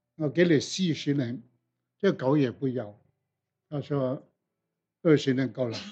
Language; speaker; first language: Chinese; non-native, local second language; Cantonese